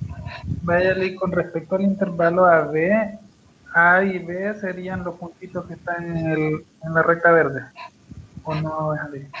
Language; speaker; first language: Spanish; native; Spanish